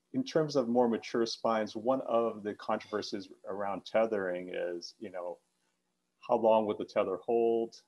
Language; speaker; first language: English; native; English